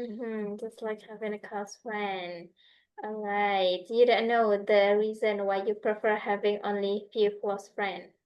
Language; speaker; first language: English; non-native, fluent; Indonesian